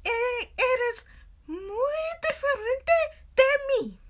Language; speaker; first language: Spanish; non-native, learner; English